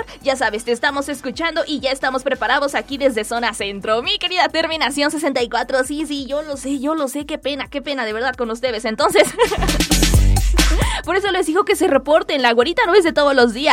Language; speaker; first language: Spanish; native; Spanish